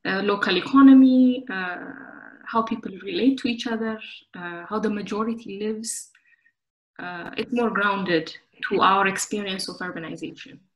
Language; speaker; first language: English; non-native, local second language; Amharic